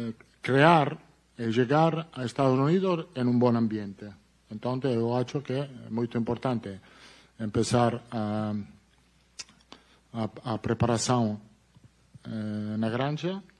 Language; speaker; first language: Portuguese; non-native, fluent; Italian